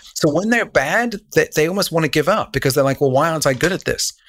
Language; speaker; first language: English; native; English